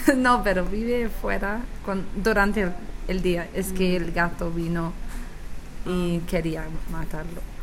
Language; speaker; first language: Spanish; non-native, learner; English